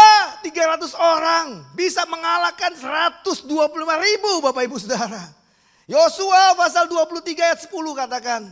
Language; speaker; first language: Indonesian; native; Indonesian